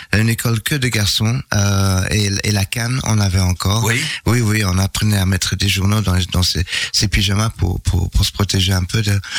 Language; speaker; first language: French; non-native, fluent; English